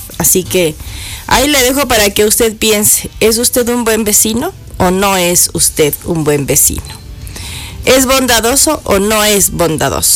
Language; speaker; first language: Spanish; native; Spanish